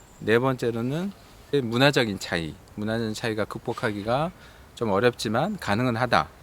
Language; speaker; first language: Korean; native; Korean